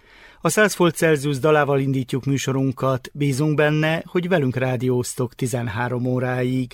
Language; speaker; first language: Hungarian; native; Hungarian